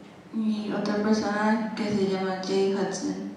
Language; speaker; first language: Spanish; non-native, learner; English